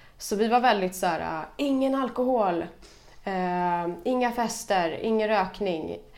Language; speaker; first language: Swedish; native; Swedish